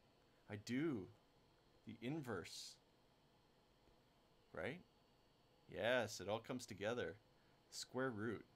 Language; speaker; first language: English; native; English